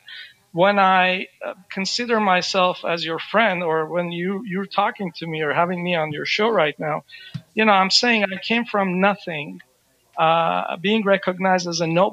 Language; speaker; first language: English; non-native, fluent; Persian